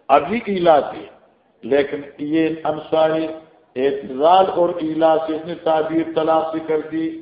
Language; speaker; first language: Urdu; non-native, local second language; Northern Hindko